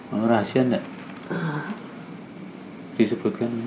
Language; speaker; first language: Indonesian; native; Indonesian